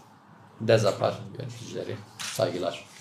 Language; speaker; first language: Turkish; native; Turkish